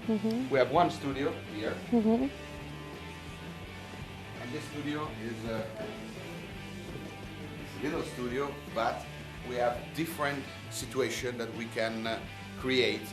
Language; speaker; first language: English; non-native, fluent; Italian